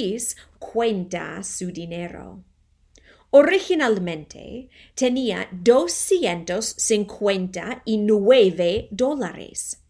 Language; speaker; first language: Spanish; non-native, fluent; English